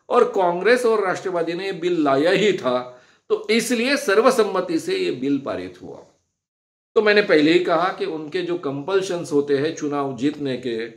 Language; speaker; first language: Hindi; non-native, local second language; Marathi